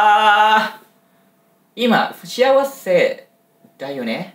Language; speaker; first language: Japanese; non-native, learner; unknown